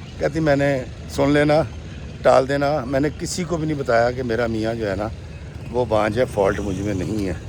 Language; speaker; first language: Urdu; non-native, local second language; Punjabi